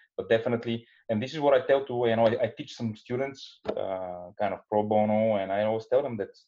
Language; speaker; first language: English; non-native, fluent; Bulgarian